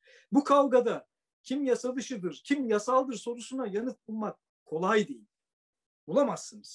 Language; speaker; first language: Turkish; native; Turkish